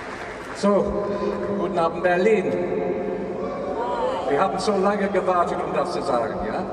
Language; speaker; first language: German; non-native, learner; English